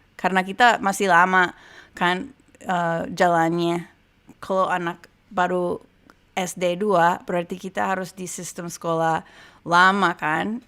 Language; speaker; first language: Indonesian; non-native, fluent; English